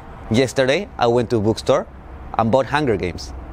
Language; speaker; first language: English; non-native, fluent; Spanish